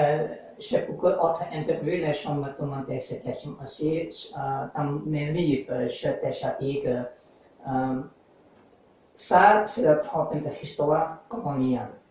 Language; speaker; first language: French; non-native, learner; English